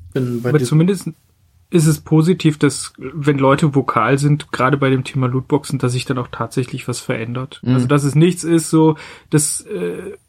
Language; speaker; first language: German; native; German